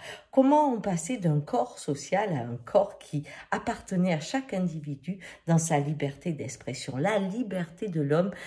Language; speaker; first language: French; native; French